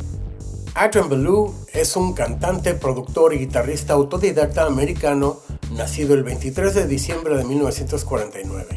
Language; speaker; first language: Spanish; native; Spanish